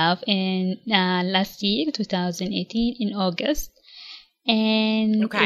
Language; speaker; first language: English; non-native, local second language; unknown